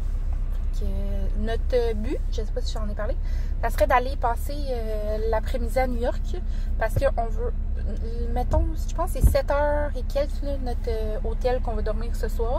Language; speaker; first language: French; native; French